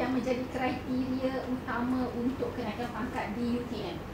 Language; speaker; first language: Malay; native; Malay